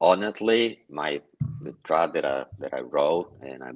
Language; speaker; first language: English; non-native, learner; Spanish